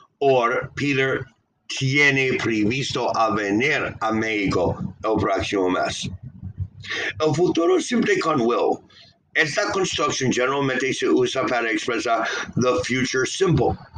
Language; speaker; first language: Spanish; non-native, learner; English